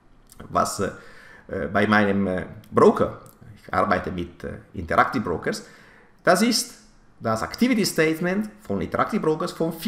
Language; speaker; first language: German; non-native, fluent; Italian